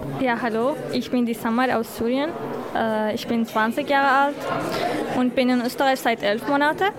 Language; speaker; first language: German; non-native, fluent; Arabic